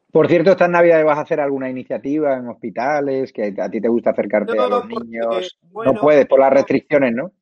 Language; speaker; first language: Spanish; native; Spanish